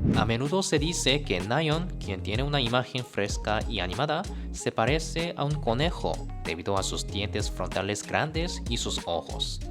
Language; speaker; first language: Spanish; non-native, fluent; Korean